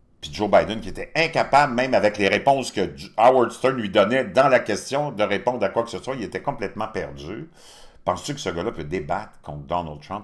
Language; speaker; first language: French; native; French